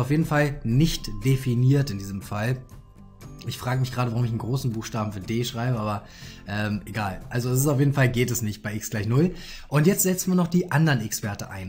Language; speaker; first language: German; native; German